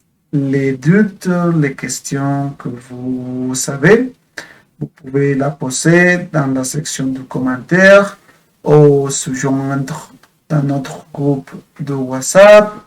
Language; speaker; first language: French; non-native, fluent; Spanish